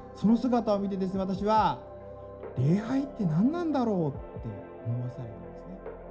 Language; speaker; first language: Japanese; native; Japanese